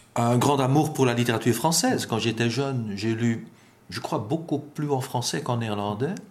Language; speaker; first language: French; non-native, fluent; Dutch